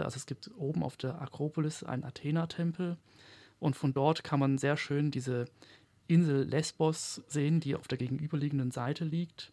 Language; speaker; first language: German; native; German